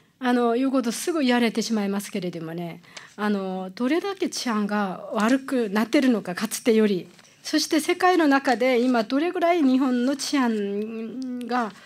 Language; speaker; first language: Japanese; non-native, fluent; Korean